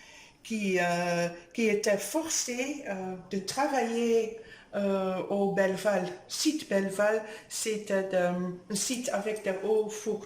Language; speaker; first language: French; non-native, fluent; Dutch